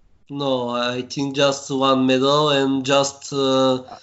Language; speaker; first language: English; non-native, learner; Bulgarian